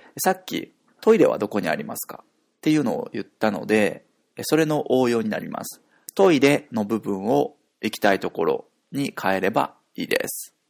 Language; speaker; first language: Japanese; native; Japanese